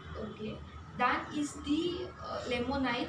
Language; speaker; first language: German; non-native, learner; Marathi